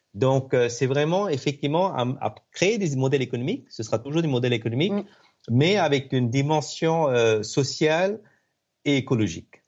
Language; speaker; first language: French; non-native, fluent; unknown